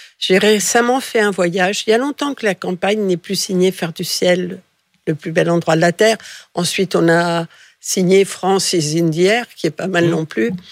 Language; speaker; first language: French; early bilingual, other home language; Spanish